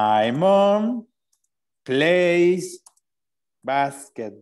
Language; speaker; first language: English; non-native, fluent; Spanish